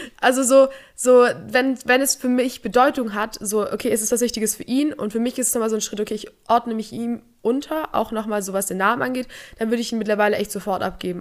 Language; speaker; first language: German; native; German